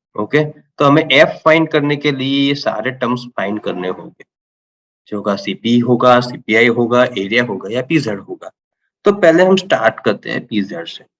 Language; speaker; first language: Hindi; non-native, local second language; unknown